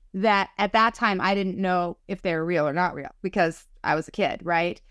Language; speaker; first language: English; native; English